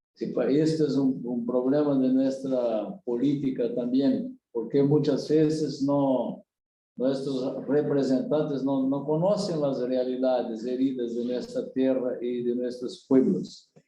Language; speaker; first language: Spanish; non-native, learner; Portuguese